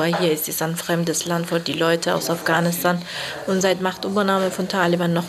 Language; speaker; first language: German; non-native, fluent; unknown